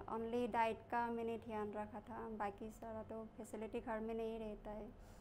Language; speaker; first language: Hindi; non-native, local second language; Assamese